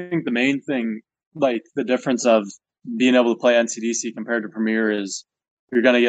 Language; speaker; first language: English; native; English